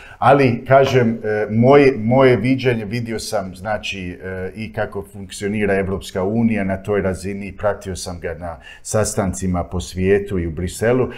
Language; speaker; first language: Croatian; early bilingual, heritage; Croatian